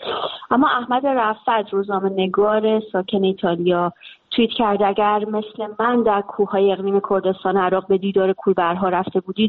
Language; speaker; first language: Persian; native; Persian